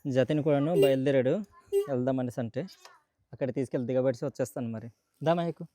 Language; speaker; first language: Telugu; non-native, local second language; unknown